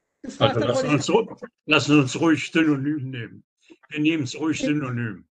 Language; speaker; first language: German; native; German